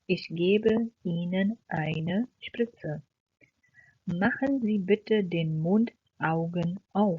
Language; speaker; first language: German; non-native, fluent; Urdu